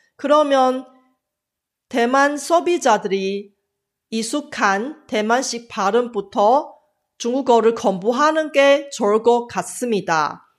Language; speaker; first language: Korean; non-native, fluent; Chinese